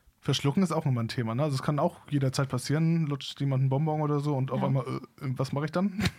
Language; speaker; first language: German; native; German